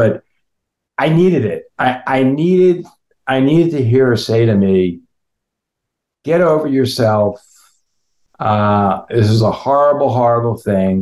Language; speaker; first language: English; native; English